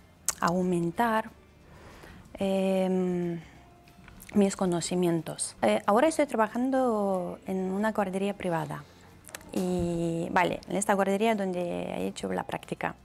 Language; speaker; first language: Spanish; non-native, learner; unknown